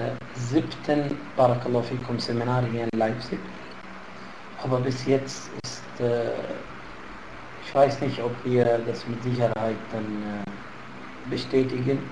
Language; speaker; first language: German; non-native, fluent; Arabic